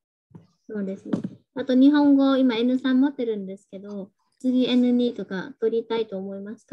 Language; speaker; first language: Japanese; non-native, fluent; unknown